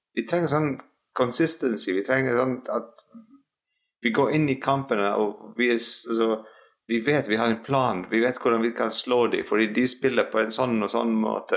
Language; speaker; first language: Norwegian; non-native, fluent; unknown